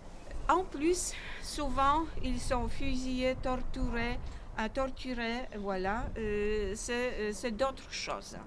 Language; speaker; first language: French; non-native, learner; Polish